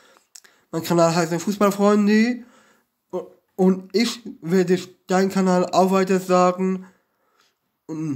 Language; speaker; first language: German; non-native, learner; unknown